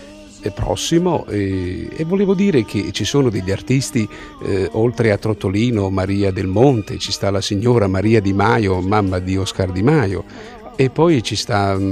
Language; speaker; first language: Italian; native; Italian